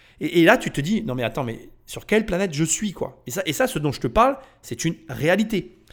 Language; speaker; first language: French; native; French